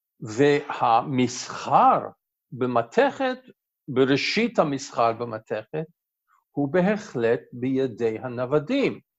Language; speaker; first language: Hebrew; non-native, fluent; English